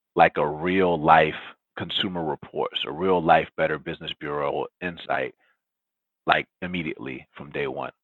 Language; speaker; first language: English; early bilingual, other home language; Spanish